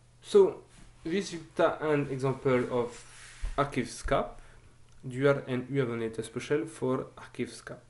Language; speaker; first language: Norwegian; non-native, fluent; French